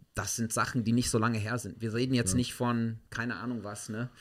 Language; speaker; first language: German; non-native, fluent; English